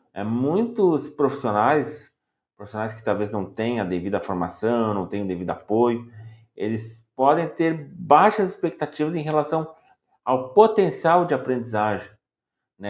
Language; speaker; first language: Portuguese; native; Portuguese